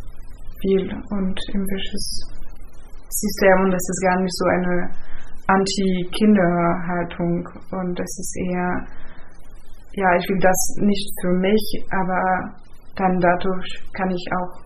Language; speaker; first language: German; non-native, fluent; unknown